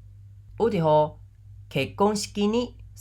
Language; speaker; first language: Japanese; non-native, fluent; Khmer